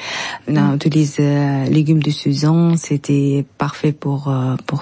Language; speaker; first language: French; non-native, learner; Arabic